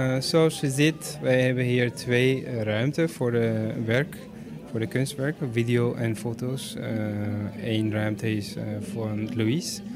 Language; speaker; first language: Dutch; non-native, fluent; Persian